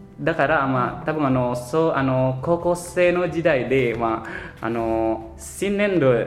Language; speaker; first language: Japanese; non-native, fluent; Indonesian